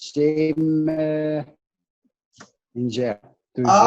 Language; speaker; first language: French; non-native, learner; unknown